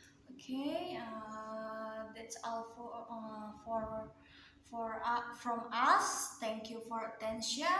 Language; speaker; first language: English; non-native, learner; Indonesian